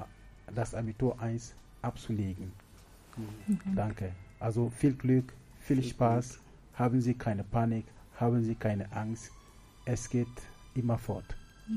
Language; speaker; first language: German; non-native, learner; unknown